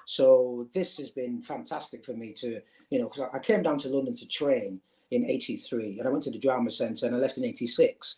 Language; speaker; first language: English; native; English